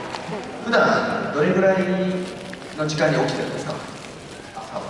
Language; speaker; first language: Japanese; native; Japanese